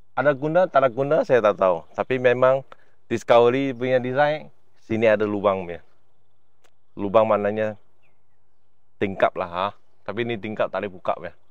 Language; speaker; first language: Malay; non-native, local second language; Chinese